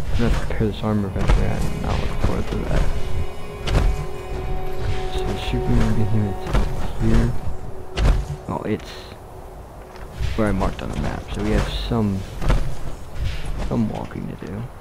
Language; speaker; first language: English; native; English